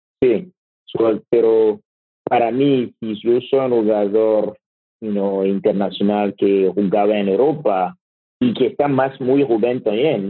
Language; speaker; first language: Spanish; non-native, learner; French